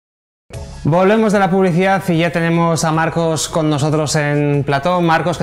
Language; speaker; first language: Spanish; native; Spanish